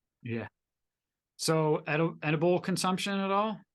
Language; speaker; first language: English; native; English